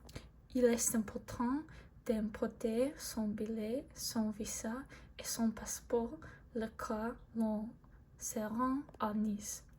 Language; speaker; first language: French; non-native, learner; English